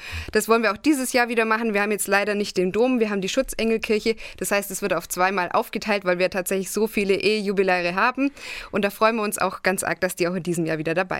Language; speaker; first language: German; native; German